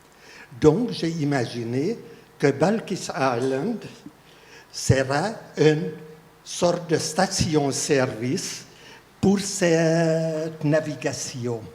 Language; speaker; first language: French; non-native, fluent; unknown